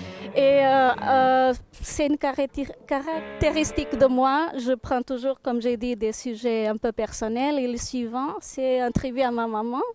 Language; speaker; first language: French; non-native, fluent; Portuguese